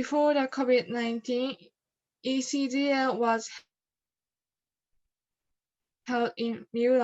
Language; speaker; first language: English; non-native, learner; Japanese